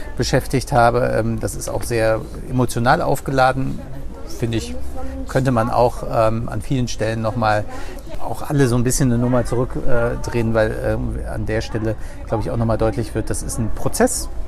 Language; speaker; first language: German; native; German